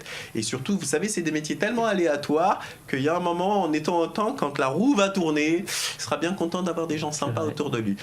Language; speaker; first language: French; native; French